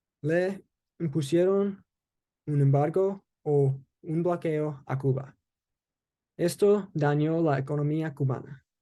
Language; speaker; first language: Spanish; non-native, learner; English